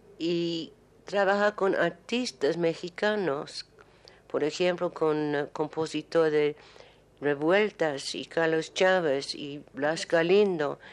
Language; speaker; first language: Spanish; non-native, learner; English